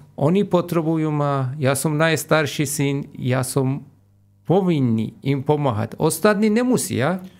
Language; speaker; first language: Slovak; non-native, fluent; Persian